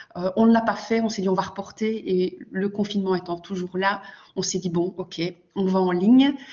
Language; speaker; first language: French; native; French